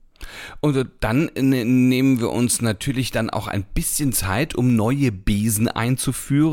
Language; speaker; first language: German; native; German